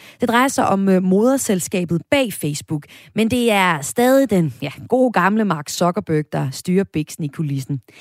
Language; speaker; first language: Danish; native; Danish